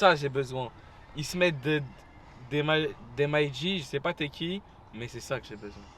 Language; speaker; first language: French; native; French